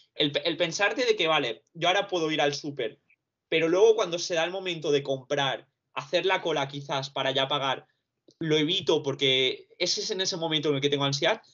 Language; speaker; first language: Spanish; early bilingual, other home language; Romanian